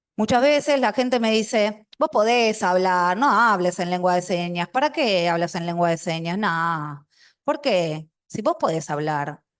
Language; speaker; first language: Spanish; non-native, local second language; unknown